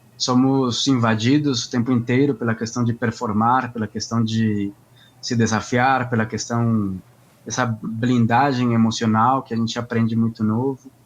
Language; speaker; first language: Portuguese; non-native, fluent; Spanish